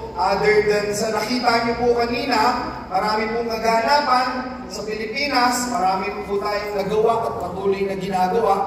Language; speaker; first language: Filipino; native; Filipino